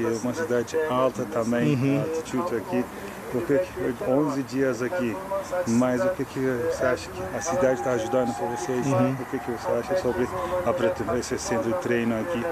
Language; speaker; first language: Portuguese; non-native, learner; Turkish